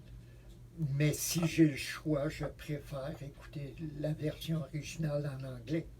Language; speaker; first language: French; native; French